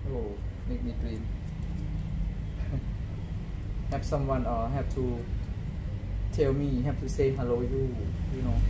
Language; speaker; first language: English; non-native, learner; Thai